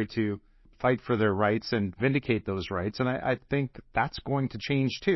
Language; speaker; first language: English; native; English